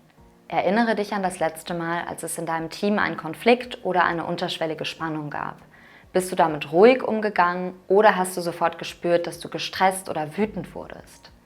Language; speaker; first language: German; native; German